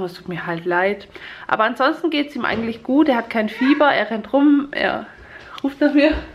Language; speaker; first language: German; native; German